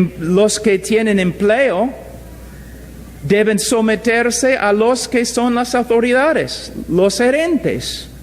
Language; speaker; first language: Spanish; non-native, fluent; English